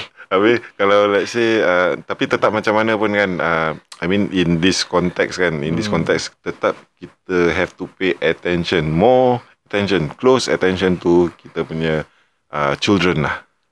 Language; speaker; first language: English; non-native, local second language; Malay